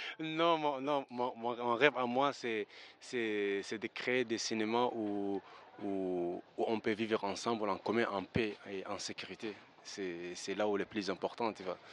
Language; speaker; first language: French; early bilingual, other home language; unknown